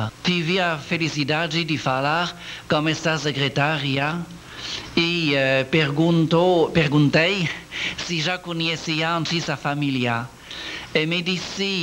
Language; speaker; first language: Portuguese; non-native, learner; French